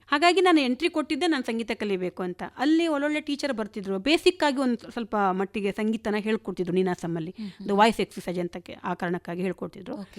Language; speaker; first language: Kannada; non-native, local second language; Konkani